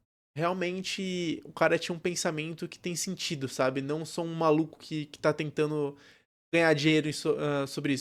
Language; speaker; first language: Portuguese; native; Portuguese